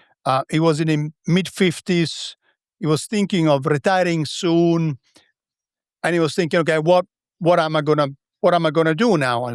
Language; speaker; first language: English; non-native, fluent; Italian